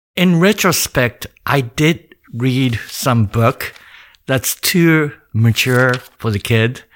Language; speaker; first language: English; early bilingual, other home language; Japanese